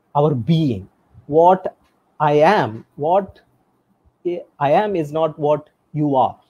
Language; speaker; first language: English; non-native, local second language; Tamil